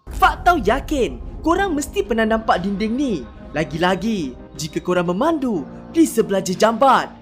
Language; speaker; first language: Malay; native; Malay